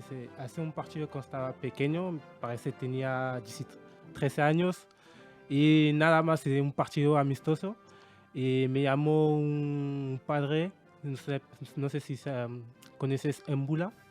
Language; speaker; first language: Spanish; non-native, learner; French